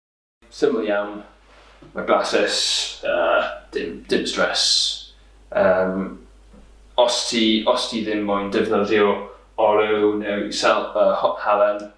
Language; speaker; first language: Welsh; non-native, local second language; English